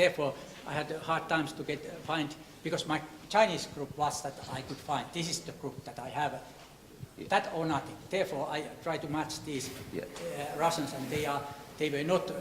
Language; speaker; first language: English; non-native, fluent; Finnish